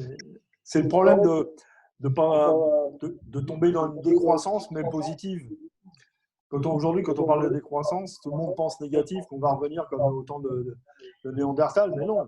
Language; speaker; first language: French; native; French